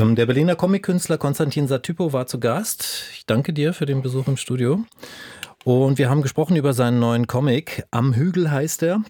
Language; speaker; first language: German; native; German